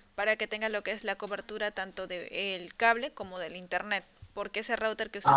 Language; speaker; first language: Spanish; native; Spanish